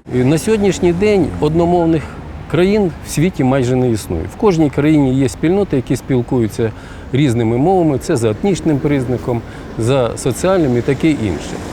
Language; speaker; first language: Ukrainian; non-native, local second language; Russian